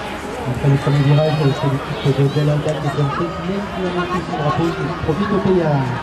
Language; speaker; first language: French; native; French